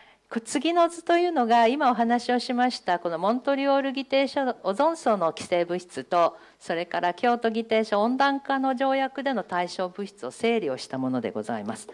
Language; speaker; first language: Japanese; native; Japanese